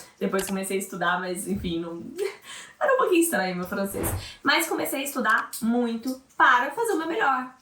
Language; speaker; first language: Portuguese; native; Portuguese